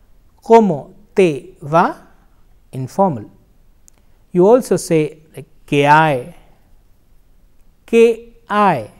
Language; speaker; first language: Spanish; non-native, fluent; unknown